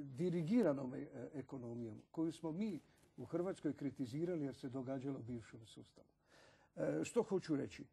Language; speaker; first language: Croatian; native; Croatian